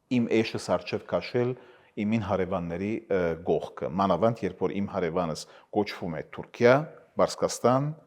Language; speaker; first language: Armenian; early bilingual, heritage; Armenian